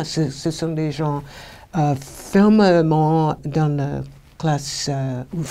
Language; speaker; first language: French; non-native, fluent; English